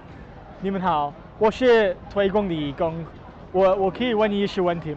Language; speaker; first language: Chinese; non-native, learner; English